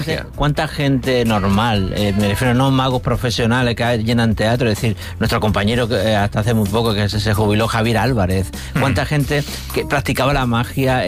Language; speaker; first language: Spanish; native; Spanish